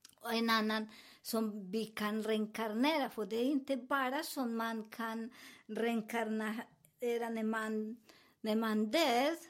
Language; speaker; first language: Swedish; non-native, learner; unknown